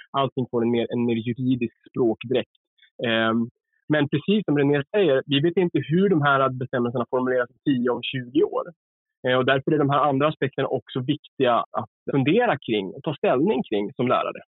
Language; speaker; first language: Swedish; native; Swedish